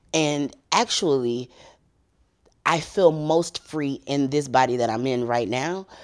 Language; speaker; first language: English; native; English